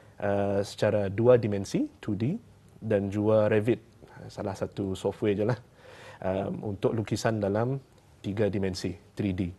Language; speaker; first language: Malay; native; Malay